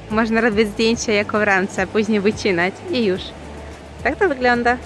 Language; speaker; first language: Polish; non-native, fluent; Ukrainian